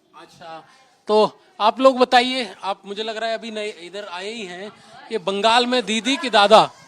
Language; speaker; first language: Hindi; native; Hindi